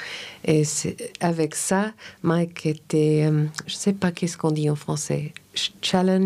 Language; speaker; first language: French; non-native, fluent; English